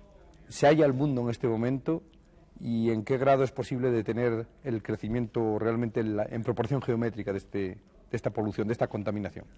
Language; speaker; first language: Spanish; native; Spanish